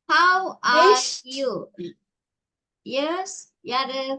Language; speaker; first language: English; non-native, local second language; Tamil